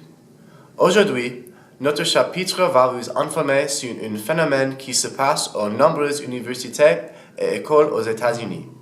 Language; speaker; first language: French; non-native, learner; English